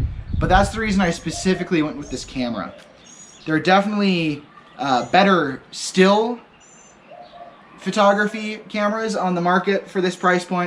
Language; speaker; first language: English; native; English